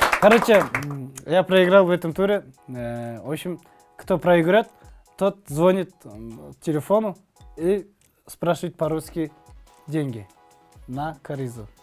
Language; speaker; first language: Russian; non-native, learner; Kazakh